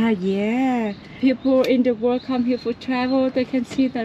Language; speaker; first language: English; non-native, learner; Vietnamese